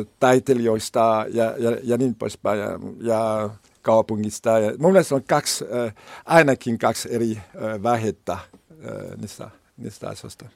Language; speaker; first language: Finnish; non-native, learner; French